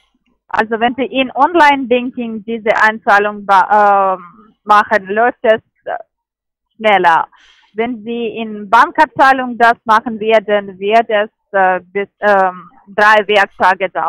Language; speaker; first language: German; non-native, learner; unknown